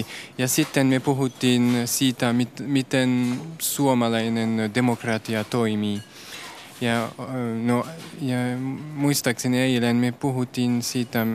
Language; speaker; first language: Finnish; non-native, fluent; French